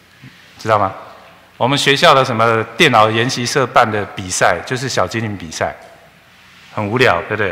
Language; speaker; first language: Chinese; native; Chinese